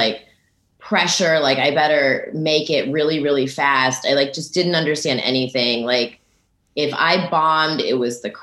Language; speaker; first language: English; native; English